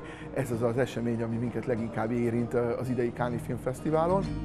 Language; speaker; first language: Hungarian; native; Hungarian